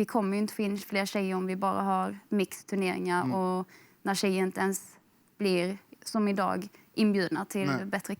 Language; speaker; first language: Swedish; native; Swedish